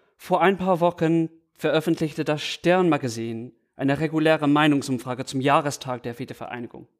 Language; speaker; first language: German; non-native, fluent; English